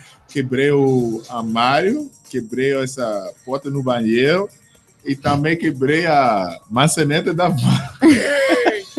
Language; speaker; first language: Portuguese; non-native, fluent; English